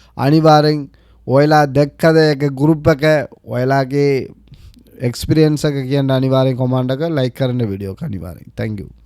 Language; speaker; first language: Sinhala; early bilingual, heritage; Sinhala